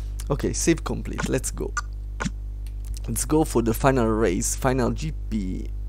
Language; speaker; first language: English; non-native, learner; Italian